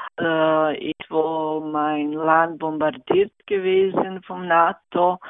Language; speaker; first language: German; non-native, fluent; Serbian